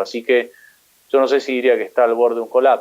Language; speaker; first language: Spanish; native; Spanish